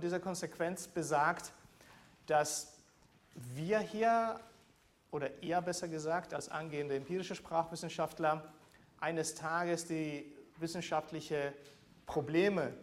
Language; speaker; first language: German; non-native, fluent; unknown